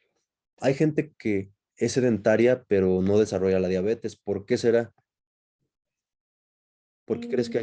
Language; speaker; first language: Spanish; native; Spanish